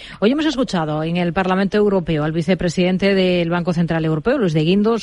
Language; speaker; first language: Spanish; native; Spanish